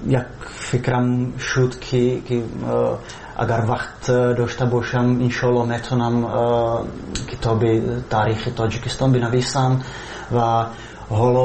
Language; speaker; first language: Persian; non-native, fluent; Czech